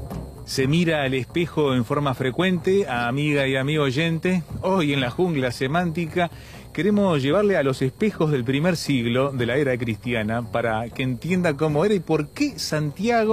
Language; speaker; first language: Spanish; native; Spanish